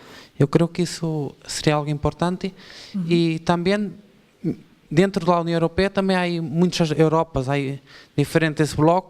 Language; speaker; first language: Portuguese; non-native, learner; Spanish